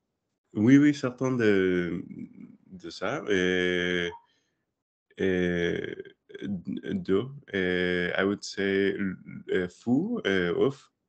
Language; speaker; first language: French; non-native, learner; English